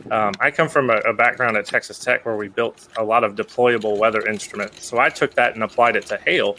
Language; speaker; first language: English; native; English